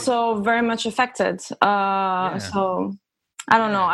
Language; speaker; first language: English; early bilingual, other home language; French